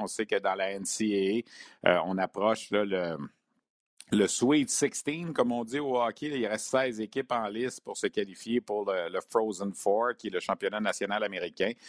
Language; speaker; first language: French; native; French